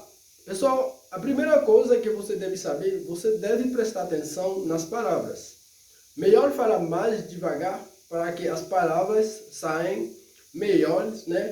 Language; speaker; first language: Portuguese; non-native, fluent; Haitian Creole